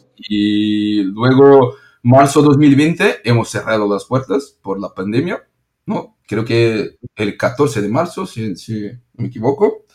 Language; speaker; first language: Spanish; non-native, fluent; Portuguese